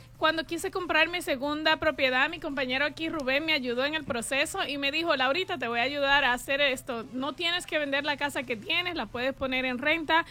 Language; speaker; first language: Spanish; native; Spanish